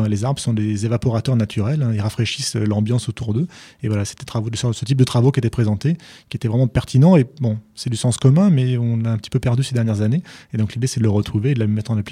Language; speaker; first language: French; native; French